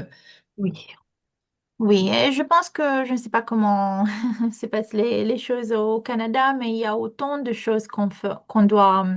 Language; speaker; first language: French; non-native, fluent; Romanian